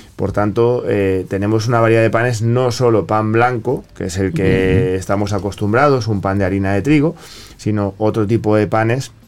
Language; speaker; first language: Spanish; native; Spanish